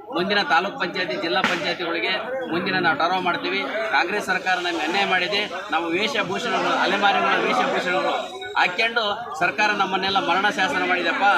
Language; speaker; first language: Kannada; native; Kannada